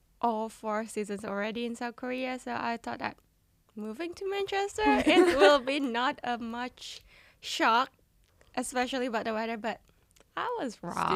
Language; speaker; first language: English; non-native, fluent; Indonesian